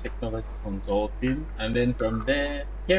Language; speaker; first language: English; non-native, local second language; Bini